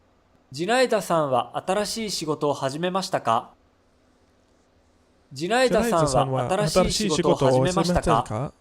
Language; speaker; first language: Japanese; non-native, learner; English